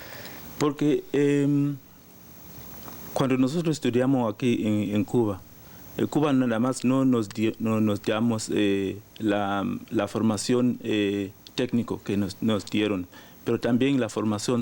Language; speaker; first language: Spanish; non-native, learner; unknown